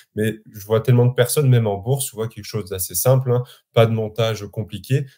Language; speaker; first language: French; native; French